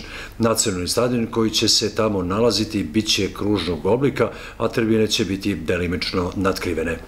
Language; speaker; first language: Serbian; native; Serbian